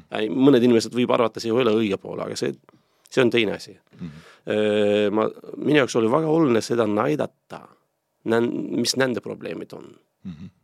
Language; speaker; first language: Estonian; non-native, fluent; Turkish